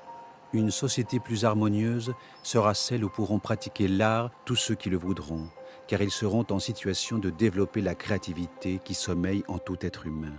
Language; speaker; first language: French; native; French